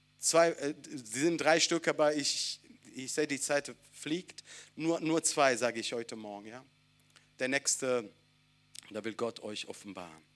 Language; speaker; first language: German; non-native, fluent; Italian